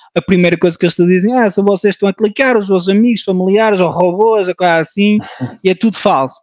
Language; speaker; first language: Portuguese; early bilingual, heritage; French